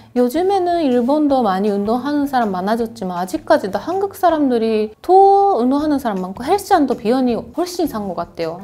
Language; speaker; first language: Korean; non-native, fluent; Japanese